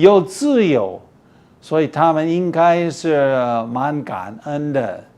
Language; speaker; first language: Chinese; early bilingual, heritage; English